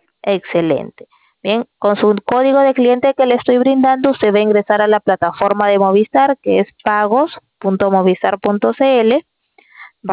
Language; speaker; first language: Spanish; native; Spanish